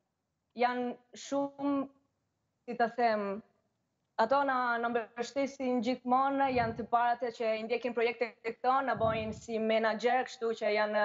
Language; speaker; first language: Albanian; early bilingual, heritage; Albanian